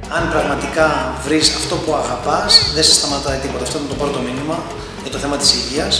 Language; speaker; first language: Greek; early bilingual, heritage; Greek